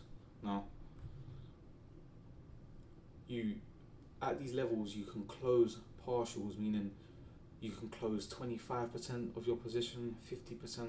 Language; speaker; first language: English; native; English